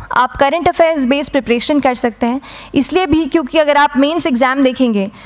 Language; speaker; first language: Hindi; native; Hindi